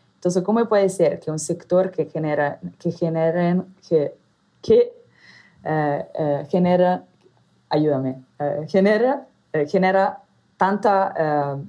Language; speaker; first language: Spanish; non-native, fluent; Italian